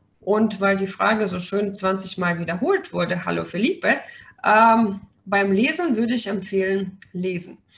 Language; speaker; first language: German; non-native, fluent; Russian